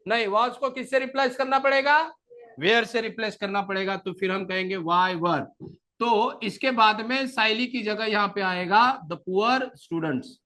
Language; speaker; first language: Hindi; non-native, local second language; Marathi